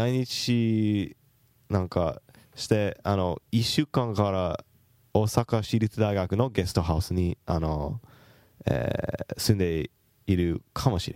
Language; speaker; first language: Japanese; non-native, fluent; English